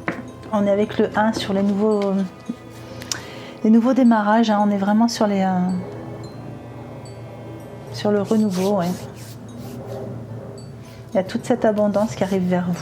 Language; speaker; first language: French; native; French